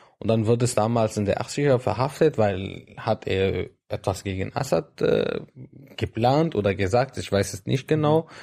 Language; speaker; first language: German; non-native, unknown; Arabic